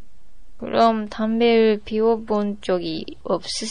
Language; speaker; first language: Korean; non-native, learner; Japanese